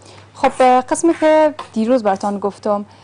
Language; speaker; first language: Persian; native; Persian